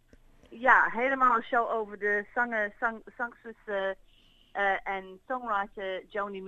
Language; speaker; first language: Dutch; early bilingual, heritage; English